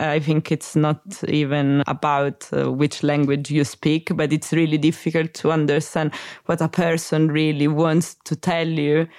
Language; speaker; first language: English; non-native, fluent; Italian